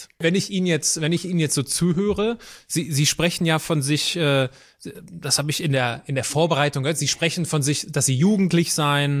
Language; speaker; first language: German; native; German